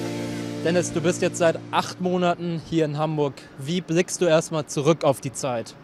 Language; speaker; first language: German; native; German